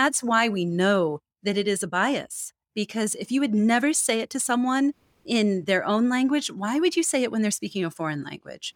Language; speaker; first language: English; native; English